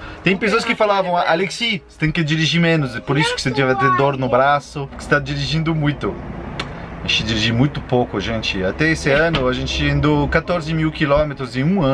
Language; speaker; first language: Portuguese; non-native, fluent; French